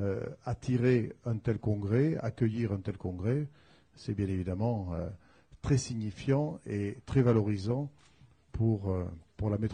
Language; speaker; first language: French; native; French